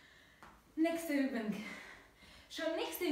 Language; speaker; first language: German; non-native, learner; Russian